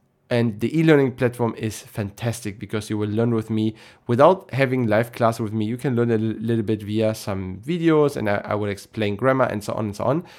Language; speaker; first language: English; non-native, fluent; German